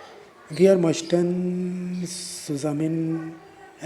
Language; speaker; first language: German; non-native, learner; Urdu